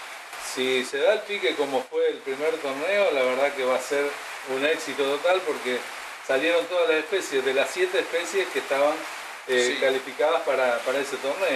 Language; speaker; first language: Spanish; native; Spanish